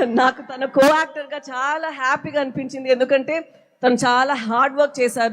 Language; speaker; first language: Telugu; non-native, local second language; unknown